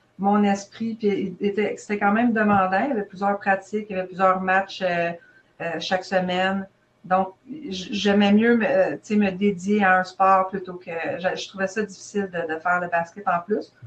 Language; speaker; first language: French; native; French